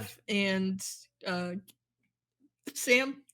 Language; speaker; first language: English; native; English